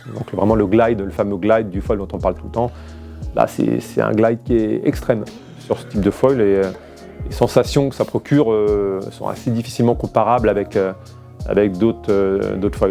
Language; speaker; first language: French; native; French